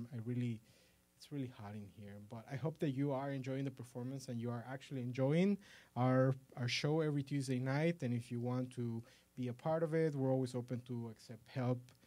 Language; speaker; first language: English; early bilingual, other home language; Spanish